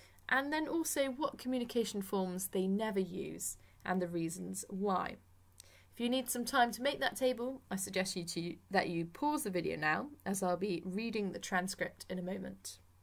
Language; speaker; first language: English; native; English